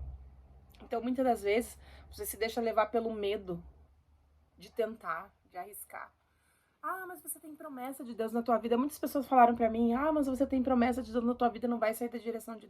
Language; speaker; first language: Portuguese; native; Portuguese